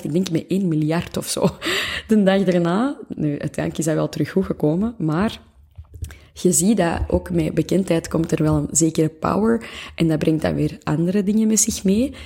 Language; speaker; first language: Dutch; native; Dutch